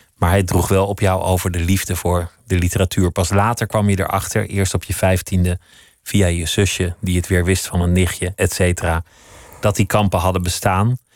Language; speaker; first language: Dutch; native; Dutch